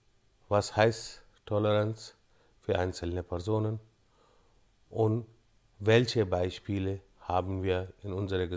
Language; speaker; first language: German; non-native, fluent; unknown